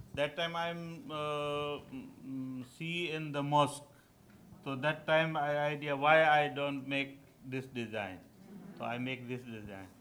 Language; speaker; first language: English; non-native, local second language; Kachhi